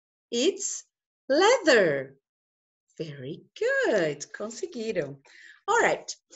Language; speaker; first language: English; non-native, fluent; Portuguese